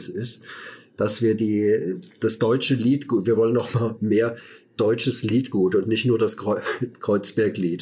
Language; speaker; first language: German; native; German